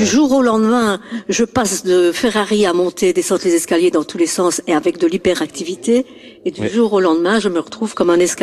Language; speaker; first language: French; native; French